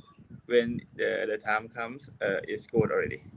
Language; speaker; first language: English; non-native, learner; Thai